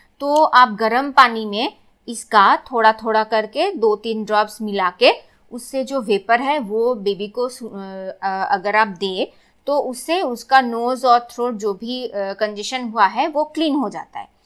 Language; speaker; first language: Hindi; non-native, local second language; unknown